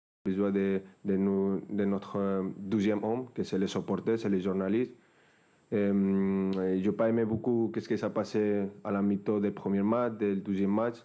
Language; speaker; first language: French; non-native, fluent; Spanish